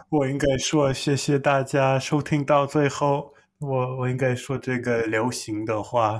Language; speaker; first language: Chinese; non-native, fluent; English